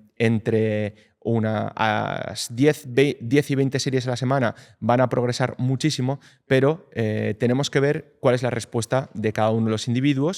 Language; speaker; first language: Spanish; native; Spanish